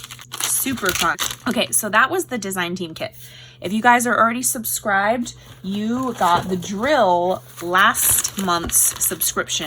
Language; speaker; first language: English; native; English